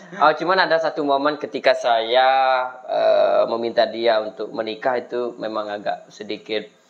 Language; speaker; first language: Indonesian; non-native, local second language; Sasak